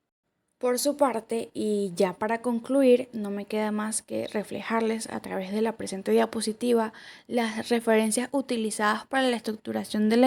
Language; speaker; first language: Spanish; native; Spanish